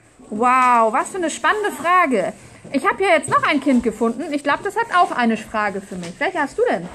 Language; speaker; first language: German; native; German